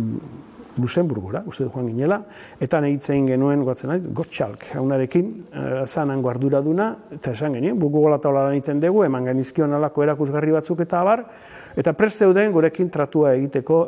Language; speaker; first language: Basque; native; Basque